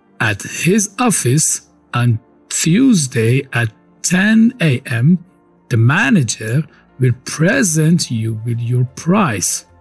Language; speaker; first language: English; non-native, fluent; Persian